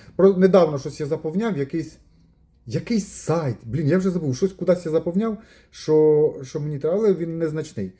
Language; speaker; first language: Ukrainian; non-native, local second language; Russian